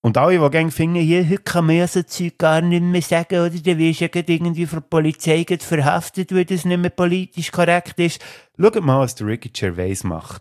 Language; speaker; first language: German; native; German